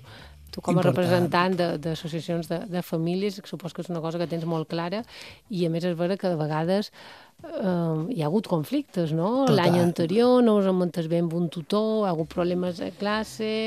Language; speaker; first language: Catalan; native; Catalan